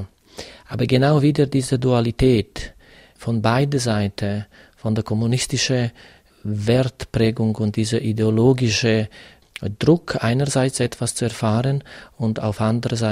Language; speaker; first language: German; non-native, fluent; Serbian